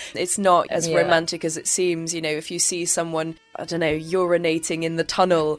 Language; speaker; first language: English; native; English